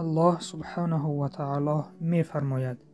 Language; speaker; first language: Persian; native; Persian